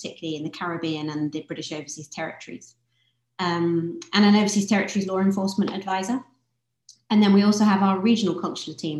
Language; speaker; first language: English; native; English